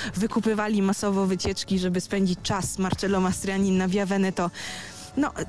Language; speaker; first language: Polish; early bilingual, other home language; Italian